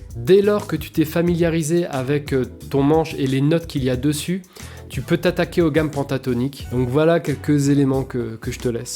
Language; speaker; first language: French; native; French